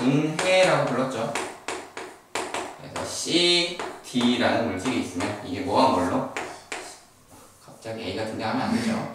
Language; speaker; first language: Korean; native; Korean